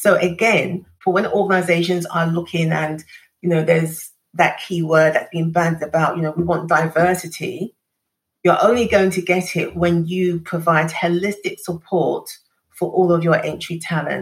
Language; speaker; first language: English; native; English